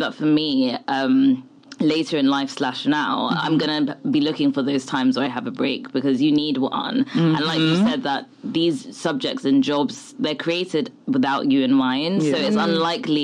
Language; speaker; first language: English; native; English